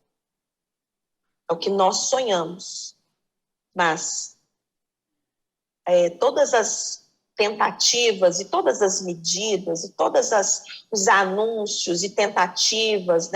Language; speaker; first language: Portuguese; native; Portuguese